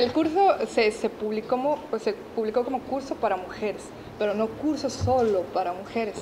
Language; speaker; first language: Spanish; native; Spanish